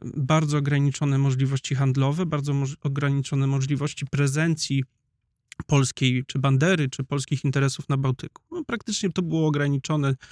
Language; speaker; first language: Polish; native; Polish